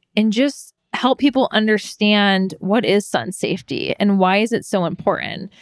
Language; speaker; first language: English; native; English